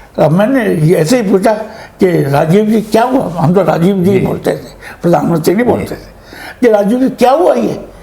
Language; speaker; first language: Hindi; native; Hindi